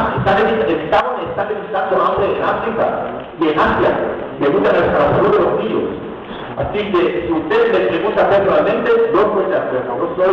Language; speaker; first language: Spanish; non-native, fluent; Hebrew